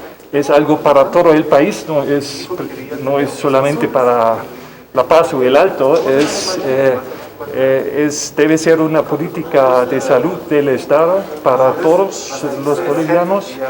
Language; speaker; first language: Spanish; non-native, fluent; German